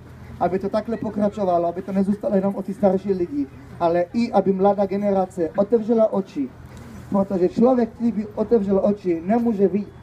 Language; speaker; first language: Czech; early bilingual, heritage; Czech